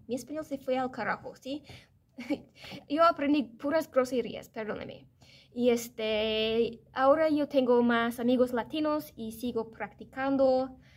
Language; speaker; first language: Spanish; non-native, fluent; English